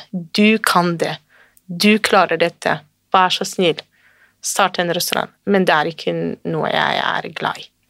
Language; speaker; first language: Norwegian; non-native, fluent; Kurdish